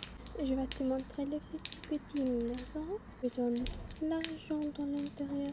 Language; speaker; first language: French; non-native, learner; German